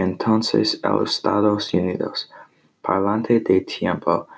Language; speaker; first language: Spanish; non-native, learner; English